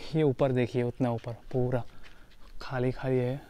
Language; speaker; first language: Hindi; native; Hindi